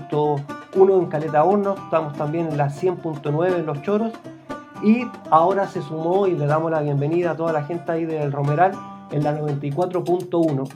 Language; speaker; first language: Spanish; native; Spanish